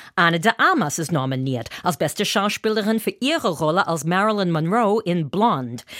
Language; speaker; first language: German; non-native, fluent; English